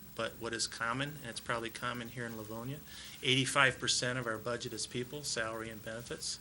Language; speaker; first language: English; native; English